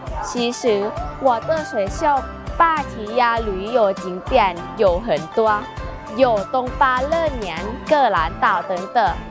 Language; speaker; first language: Chinese; non-native, learner; Thai